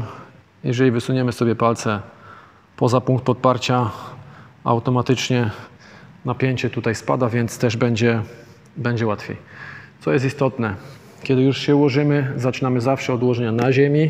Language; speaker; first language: Polish; native; Polish